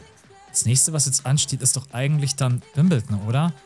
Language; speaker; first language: German; native; German